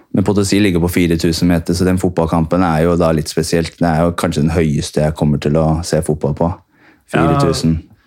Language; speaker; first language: Norwegian; early bilingual, heritage; Norwegian